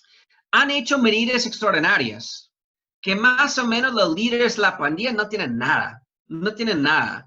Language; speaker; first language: Spanish; non-native, fluent; English